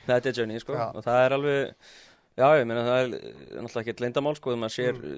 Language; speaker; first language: Icelandic; early bilingual, heritage; Icelandic